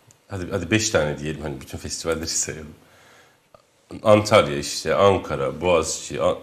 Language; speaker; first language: Turkish; non-native, local second language; Kurdish